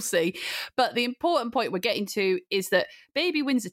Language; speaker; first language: English; native; English